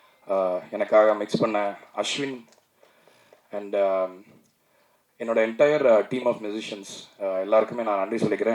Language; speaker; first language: Tamil; native; Tamil